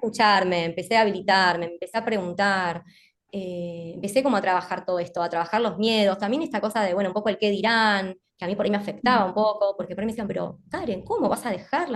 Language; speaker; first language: Spanish; native; Spanish